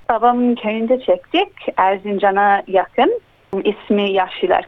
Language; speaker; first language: Turkish; early bilingual, heritage; Turkish